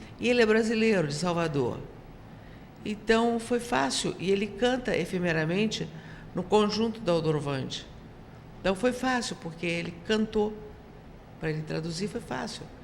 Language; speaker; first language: Portuguese; native; Portuguese